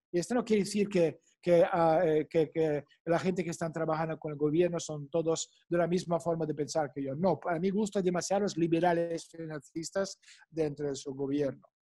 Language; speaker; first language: Spanish; non-native, fluent; Russian